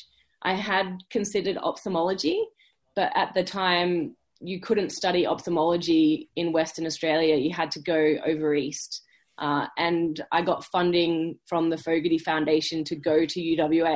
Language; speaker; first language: English; native; English